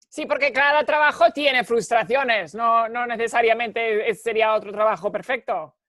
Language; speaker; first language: Spanish; early bilingual, heritage; Spanish